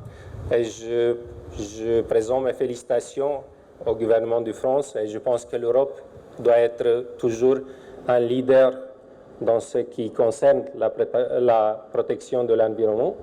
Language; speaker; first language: French; non-native, fluent; Romanian